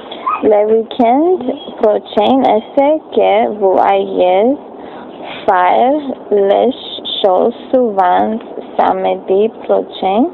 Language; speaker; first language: French; non-native, learner; English